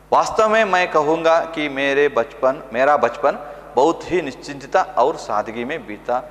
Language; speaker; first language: Hindi; non-native, local second language; Kannada